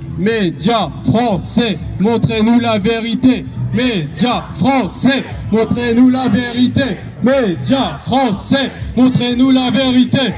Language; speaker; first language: French; native; French